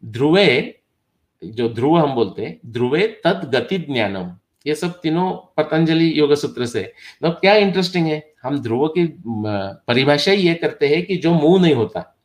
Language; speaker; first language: Hindi; non-native, local second language; Marathi